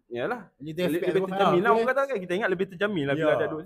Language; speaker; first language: Malay; native; Malay